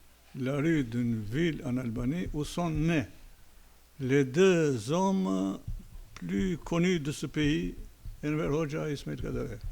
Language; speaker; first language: French; non-native, fluent; Albanian